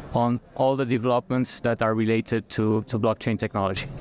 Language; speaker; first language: English; non-native, fluent; French